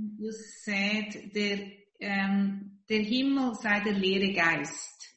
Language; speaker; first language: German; non-native, learner; English